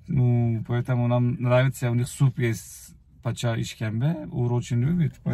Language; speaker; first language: Russian; non-native, fluent; Turkish